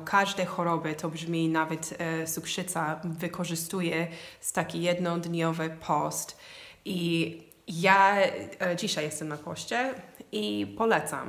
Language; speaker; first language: Polish; non-native, fluent; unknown